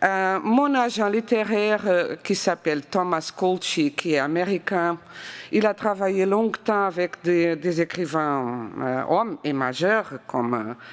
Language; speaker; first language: French; non-native, fluent; Portuguese